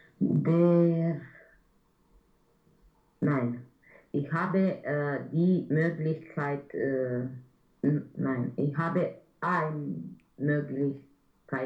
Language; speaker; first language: German; non-native, learner; Romanian